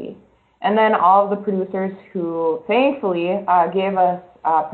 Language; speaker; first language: English; native; English